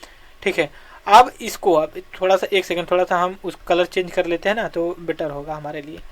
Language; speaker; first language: Hindi; native; Hindi